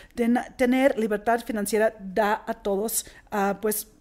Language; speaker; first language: Spanish; non-native, fluent; English